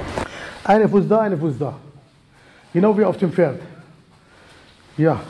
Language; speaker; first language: German; non-native, learner; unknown